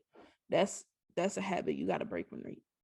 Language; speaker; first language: English; native; English